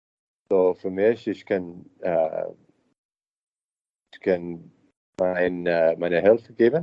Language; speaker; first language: German; non-native, learner; English